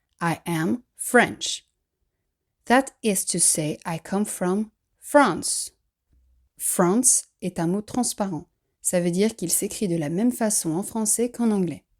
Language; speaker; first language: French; native; French